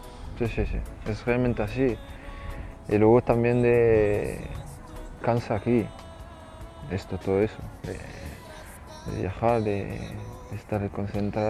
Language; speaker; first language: Spanish; non-native, fluent; French